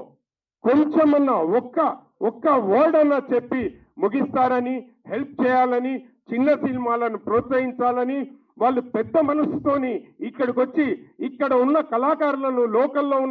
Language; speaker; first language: Telugu; native; Telugu